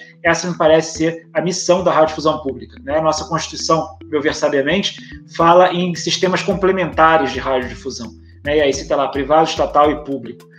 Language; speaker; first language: Portuguese; native; Portuguese